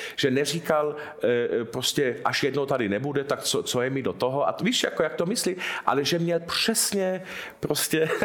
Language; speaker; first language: Czech; early bilingual, heritage; Czech